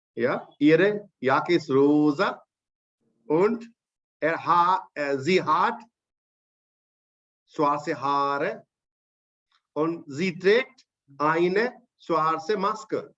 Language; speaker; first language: German; non-native, fluent; Hindi